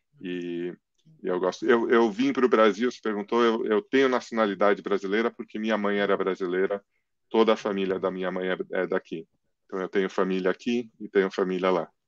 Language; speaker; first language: Portuguese; early bilingual, other home language; English